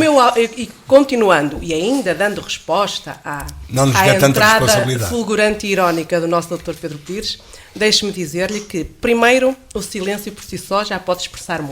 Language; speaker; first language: Portuguese; native; Portuguese